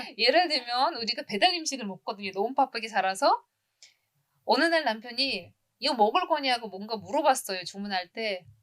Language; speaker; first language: Korean; non-native, fluent; Uzbek